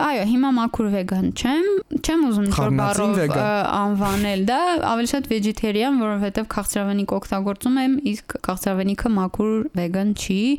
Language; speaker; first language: Armenian; native; Armenian